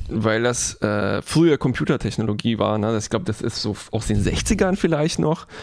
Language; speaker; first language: German; non-native, fluent; Polish